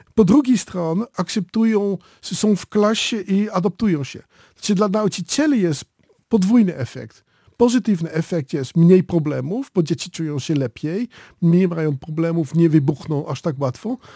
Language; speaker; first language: Polish; non-native, learner; Dutch